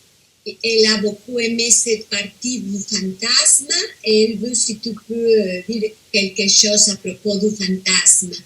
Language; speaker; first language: French; non-native, fluent; Spanish